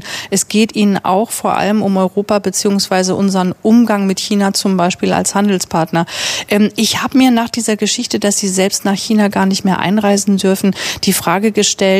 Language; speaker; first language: German; native; German